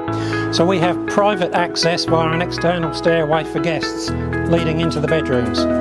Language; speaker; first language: English; native; English